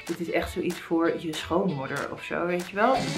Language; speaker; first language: Dutch; native; Dutch